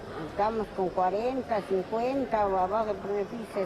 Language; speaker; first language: Spanish; native; Spanish